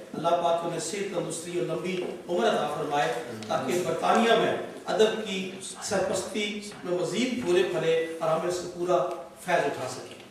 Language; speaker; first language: Urdu; non-native, local second language; Punjabi